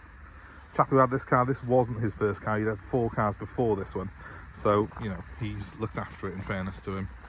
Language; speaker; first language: English; native; English